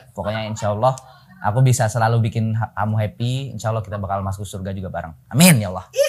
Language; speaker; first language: Indonesian; native; Indonesian